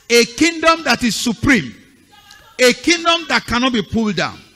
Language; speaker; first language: English; non-native, local second language; Yoruba